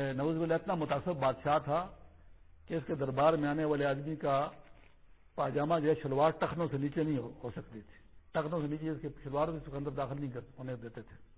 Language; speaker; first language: Urdu; non-native, local second language; Pashto